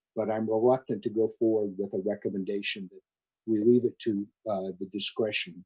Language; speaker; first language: English; native; English